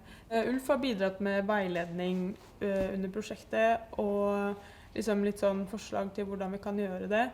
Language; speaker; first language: Norwegian; native; Norwegian